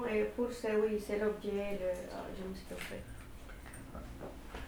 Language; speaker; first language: French; non-native, fluent; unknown